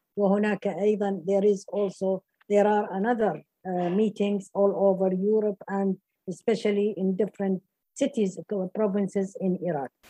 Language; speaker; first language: English; non-native, fluent; Arabic